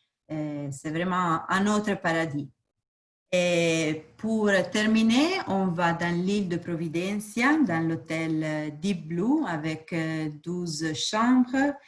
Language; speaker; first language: French; non-native, fluent; Portuguese